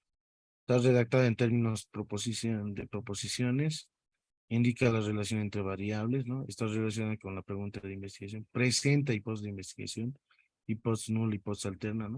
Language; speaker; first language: Spanish; native; Spanish